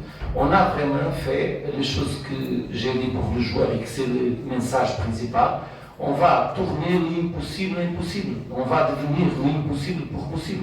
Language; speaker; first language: French; non-native, fluent; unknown